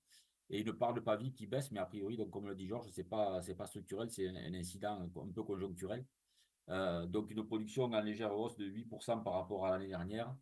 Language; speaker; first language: French; native; French